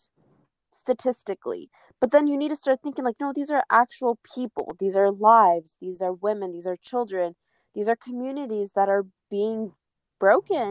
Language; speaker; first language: English; native; English